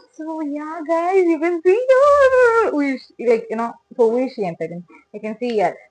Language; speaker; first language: English; non-native, local second language; Kannada